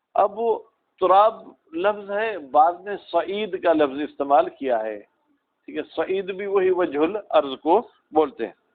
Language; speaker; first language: Urdu; non-native, local second language; Sindhi